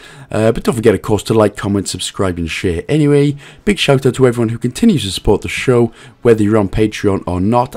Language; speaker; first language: English; native; English